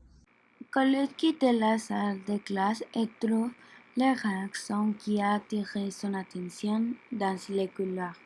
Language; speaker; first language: French; non-native, learner; Spanish